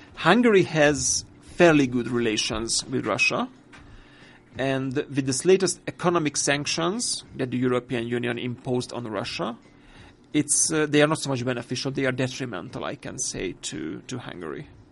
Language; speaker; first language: English; non-native, fluent; Hungarian